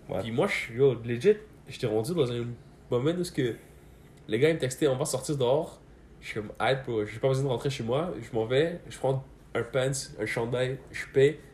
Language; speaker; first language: French; early bilingual, other home language; Persian